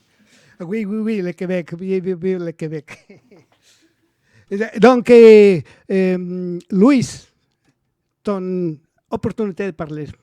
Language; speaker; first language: French; non-native, learner; Spanish